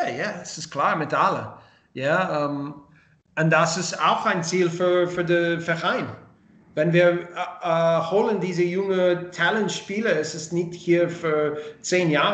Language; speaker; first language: German; non-native, learner; English